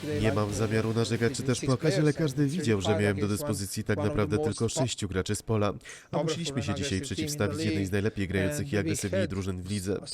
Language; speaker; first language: Polish; non-native, fluent; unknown